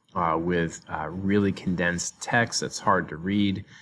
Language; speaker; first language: English; native; English